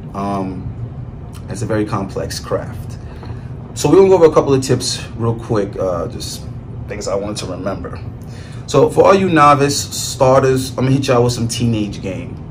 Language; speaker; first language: English; native; English